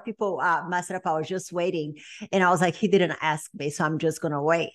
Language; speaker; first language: English; non-native, fluent; Portuguese